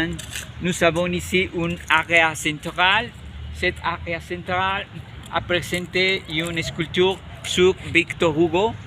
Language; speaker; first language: French; non-native, learner; Spanish